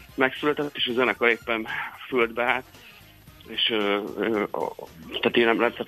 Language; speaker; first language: Hungarian; early bilingual, other home language; Russian